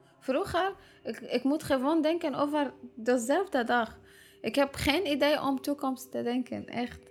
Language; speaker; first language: Dutch; non-native, learner; Arabic